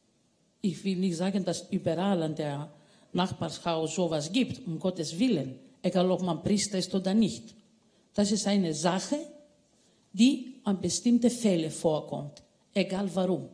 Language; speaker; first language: German; non-native, fluent; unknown